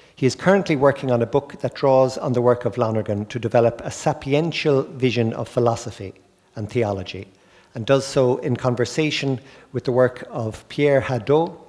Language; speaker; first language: English; native; English